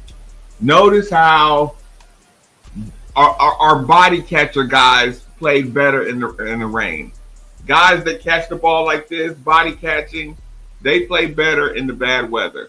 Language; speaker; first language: English; native; English